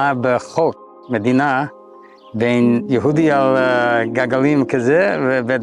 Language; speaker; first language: Hebrew; non-native, learner; English